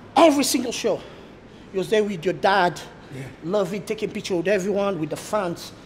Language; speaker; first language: English; non-native, fluent; Portuguese